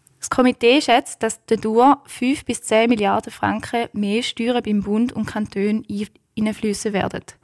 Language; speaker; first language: German; native; German